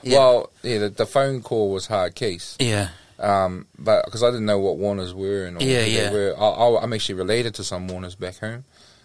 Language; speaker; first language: English; native; English